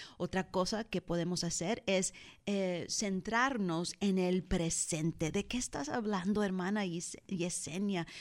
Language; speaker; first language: Spanish; early bilingual, heritage; Spanish